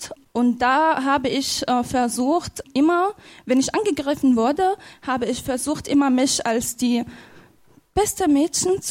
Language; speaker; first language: German; non-native, fluent; Arabic